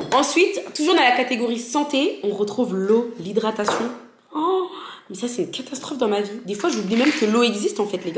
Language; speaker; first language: French; native; French